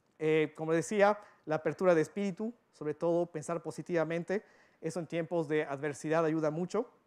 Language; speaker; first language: Spanish; early bilingual, heritage; Spanish